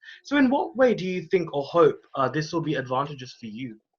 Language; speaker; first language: English; non-native, local second language; Hindi